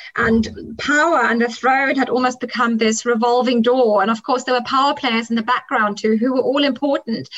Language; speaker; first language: English; non-native, local second language; German